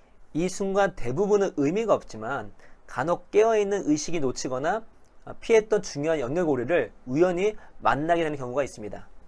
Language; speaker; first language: Korean; native; Korean